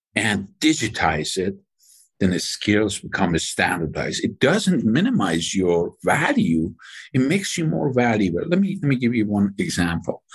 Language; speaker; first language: English; non-native, fluent; Persian